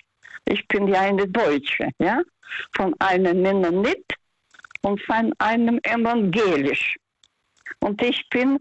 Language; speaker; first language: German; non-native, fluent; Russian